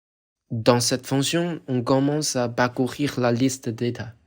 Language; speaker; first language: French; non-native, fluent; Chinese